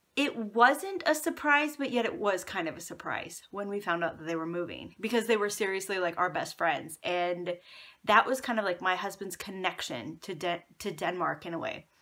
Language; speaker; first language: English; native; English